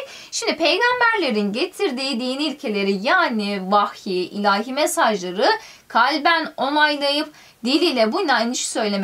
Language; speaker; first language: Turkish; native; Turkish